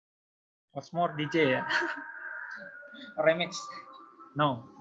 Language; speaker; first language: English; non-native, fluent; Indonesian